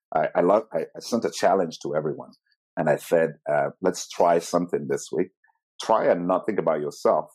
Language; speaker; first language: English; non-native, fluent; Italian